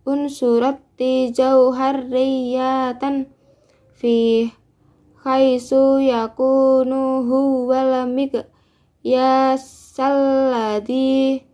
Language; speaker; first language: Arabic; non-native, learner; Indonesian